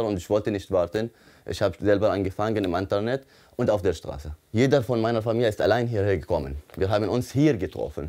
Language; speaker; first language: German; non-native, fluent; Arabic